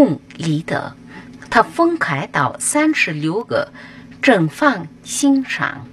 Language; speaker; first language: Chinese; non-native, learner; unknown